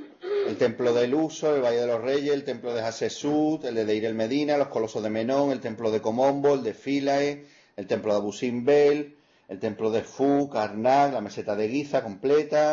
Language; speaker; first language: Spanish; native; Spanish